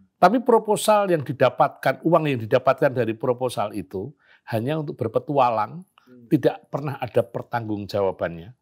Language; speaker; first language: Indonesian; non-native, local second language; Javanese